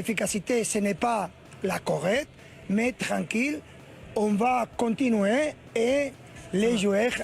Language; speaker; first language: French; non-native, learner; Spanish